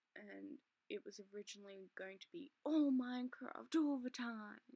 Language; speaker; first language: English; native; English